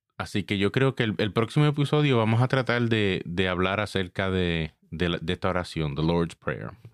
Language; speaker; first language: Spanish; early bilingual, heritage; Spanish